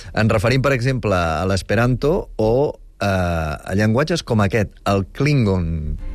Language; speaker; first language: Catalan; native; Catalan